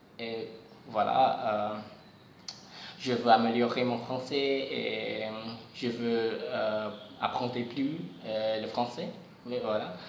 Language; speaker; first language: French; non-native, learner; Javanese